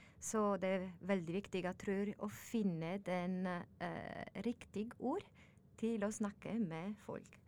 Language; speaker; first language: Norwegian; non-native, learner; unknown